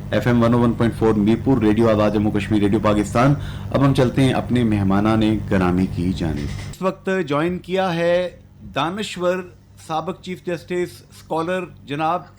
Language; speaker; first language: Urdu; non-native, local second language; Punjabi